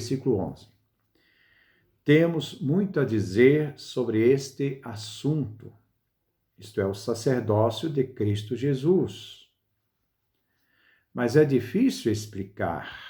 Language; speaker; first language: Portuguese; native; Portuguese